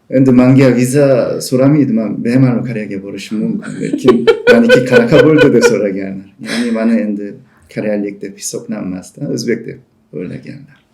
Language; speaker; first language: Uzbek; non-native, fluent; Korean